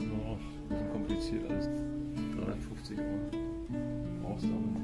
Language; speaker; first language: German; native; German